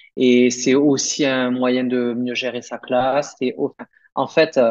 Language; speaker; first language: French; native; French